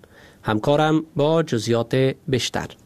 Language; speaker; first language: Persian; native; Persian